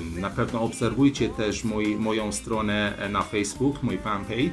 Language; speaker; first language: Polish; non-native, learner; Persian